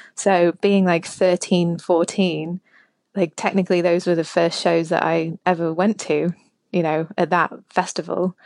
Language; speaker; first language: English; native; English